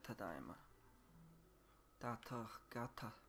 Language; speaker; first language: Japanese; non-native, learner; English